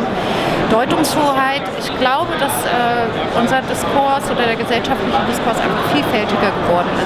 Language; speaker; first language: German; native; German